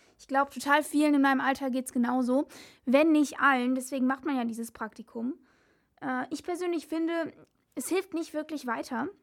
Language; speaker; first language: German; native; German